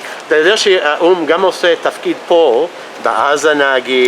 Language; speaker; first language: Hebrew; non-native, fluent; English